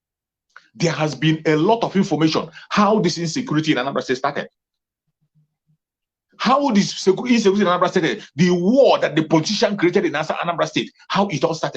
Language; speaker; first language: English; non-native, local second language; Igbo